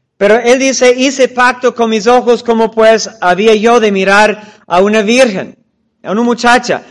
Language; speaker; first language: Spanish; non-native, fluent; English